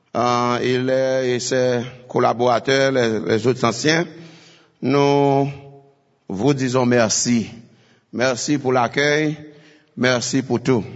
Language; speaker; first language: French; non-native, local second language; Haitian Creole